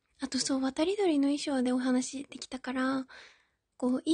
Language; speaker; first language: Japanese; native; Japanese